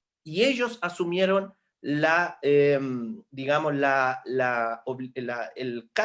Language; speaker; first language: Spanish; native; Spanish